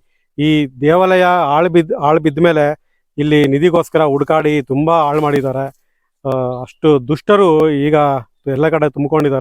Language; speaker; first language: Kannada; native; Kannada